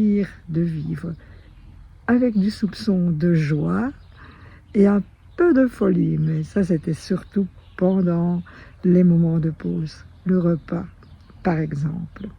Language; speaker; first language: French; native; French